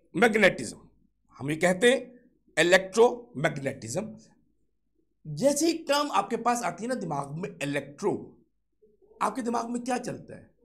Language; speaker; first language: Urdu; non-native, local second language; Sindhi